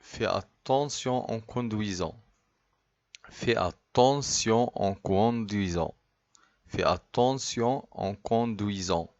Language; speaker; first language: French; non-native, fluent; Arabic